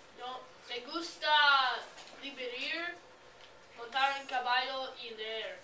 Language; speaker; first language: Spanish; non-native, learner; English